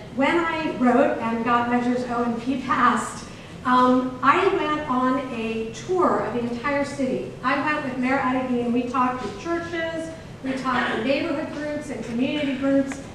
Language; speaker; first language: English; native; English